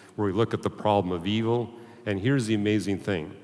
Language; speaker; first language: English; native; English